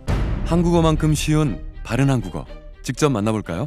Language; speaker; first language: Korean; native; Korean